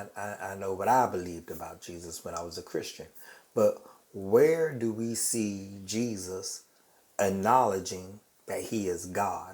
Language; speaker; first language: English; native; English